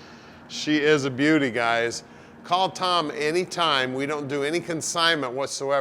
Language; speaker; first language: English; native; English